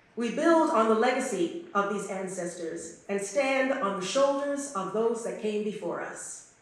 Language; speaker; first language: English; native; English